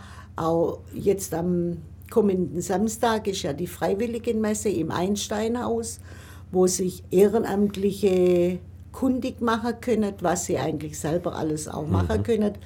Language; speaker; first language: German; native; German